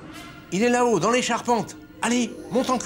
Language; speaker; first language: French; native; French